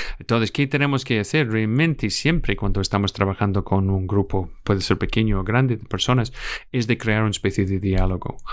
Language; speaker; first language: Spanish; non-native, fluent; English